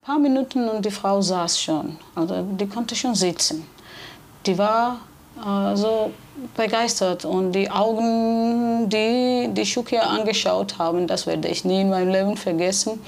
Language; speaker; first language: German; non-native, fluent; Georgian